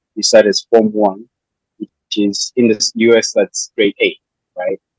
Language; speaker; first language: English; non-native, local second language; Shona